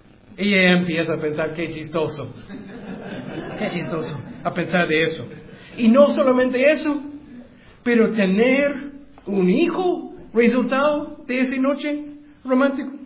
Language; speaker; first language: Spanish; non-native, learner; English